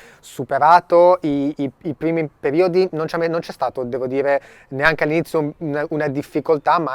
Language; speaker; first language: Italian; native; Italian